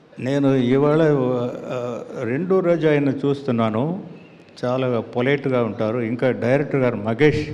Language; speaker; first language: Telugu; non-native, learner; Tamil